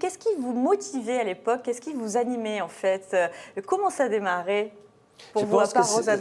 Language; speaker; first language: French; native; French